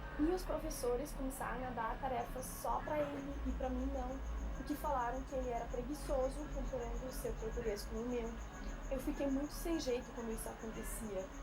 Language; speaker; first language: Portuguese; non-native, fluent; Swiss German